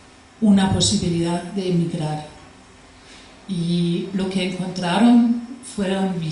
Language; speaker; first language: Spanish; non-native, fluent; German